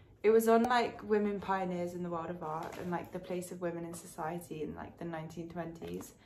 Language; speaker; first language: English; early bilingual, other home language; French